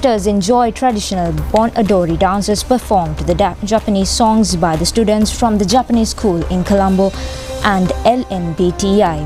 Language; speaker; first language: English; non-native, local second language; Sinhala